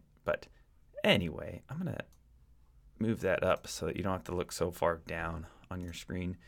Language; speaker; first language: English; native; English